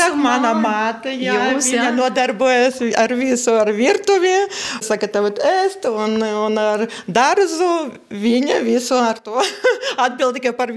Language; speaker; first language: Latvian; non-native, local second language; Russian